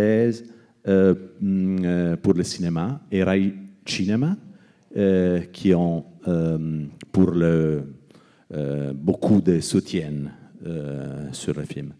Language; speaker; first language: French; non-native, learner; Italian